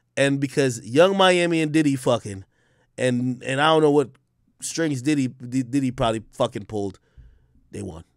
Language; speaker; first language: English; native; English